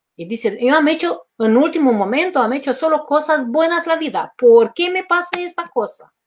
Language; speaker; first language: Spanish; non-native, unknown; Romanian